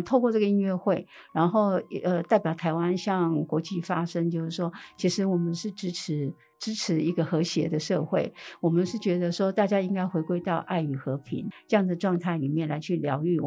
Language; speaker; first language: Chinese; native; Chinese